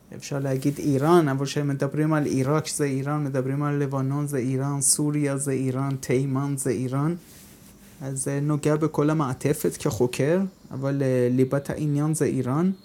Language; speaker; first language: Hebrew; non-native, fluent; Persian